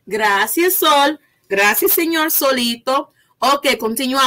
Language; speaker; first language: Spanish; early bilingual, heritage; Spanish